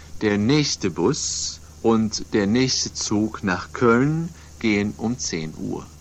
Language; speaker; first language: German; non-native, fluent; Swedish